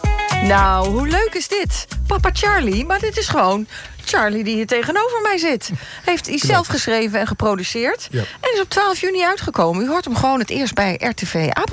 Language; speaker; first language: Dutch; native; Dutch